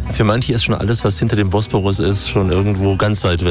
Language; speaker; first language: German; native; German